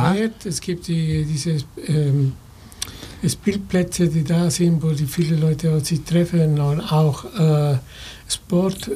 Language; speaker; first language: German; non-native, fluent; Spanish